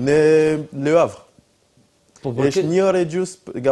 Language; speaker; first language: Albanian; non-native, learner; French